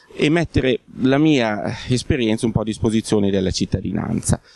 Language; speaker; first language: Italian; native; Italian